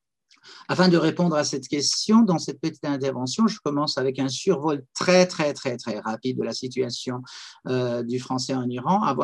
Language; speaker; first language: French; non-native, fluent; Persian